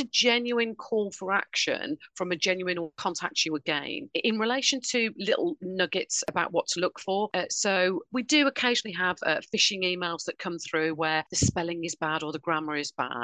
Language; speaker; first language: English; native; English